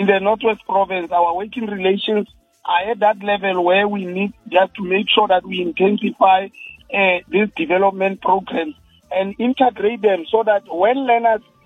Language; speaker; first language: English; non-native, local second language; Tswana